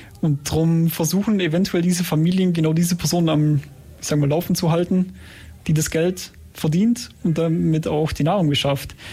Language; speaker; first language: German; native; German